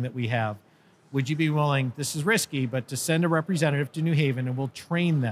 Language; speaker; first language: English; native; English